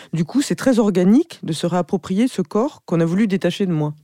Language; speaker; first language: French; native; French